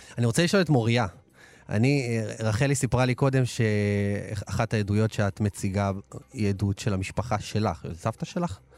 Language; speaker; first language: Hebrew; native; Hebrew